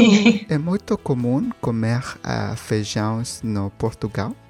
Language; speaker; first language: Portuguese; non-native, learner; Spanish